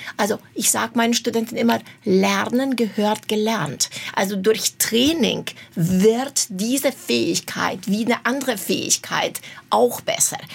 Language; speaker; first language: German; non-native, fluent; Romanian